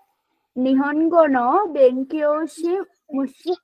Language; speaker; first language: Japanese; non-native, learner; Sinhala